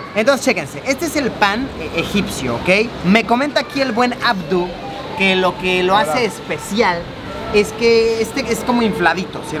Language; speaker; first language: Spanish; native; Spanish